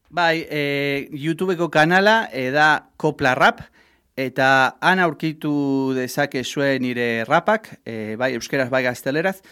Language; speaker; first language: Basque; non-native, local second language; Spanish